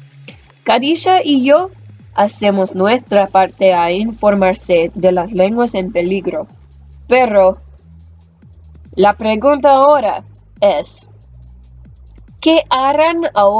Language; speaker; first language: Spanish; non-native, learner; English